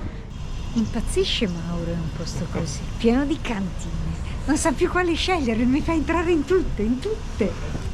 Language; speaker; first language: Italian; native; Italian